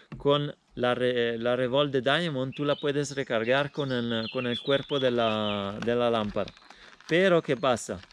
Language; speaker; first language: Spanish; non-native, fluent; Italian